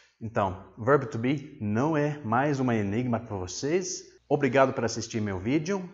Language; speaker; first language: Portuguese; non-native, fluent; English